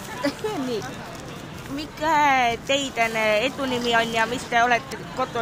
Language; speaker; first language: Finnish; non-native, learner; Estonian